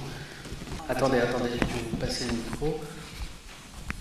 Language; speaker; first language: French; native; French